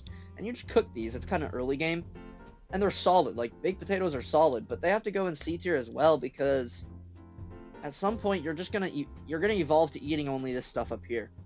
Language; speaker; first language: English; native; English